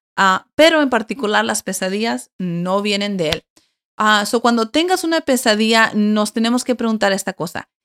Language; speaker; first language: Spanish; early bilingual, heritage; Spanish